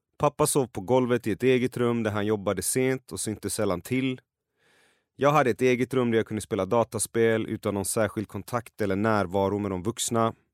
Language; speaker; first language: Swedish; early bilingual, other home language; Persian